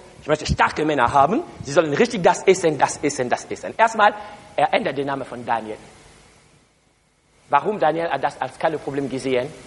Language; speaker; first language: German; non-native, learner; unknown